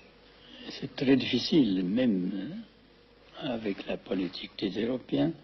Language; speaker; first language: French; non-native, fluent; Amharic